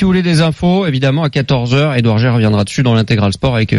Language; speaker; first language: French; native; French